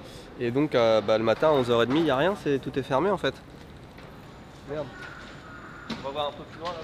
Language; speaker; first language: French; native; French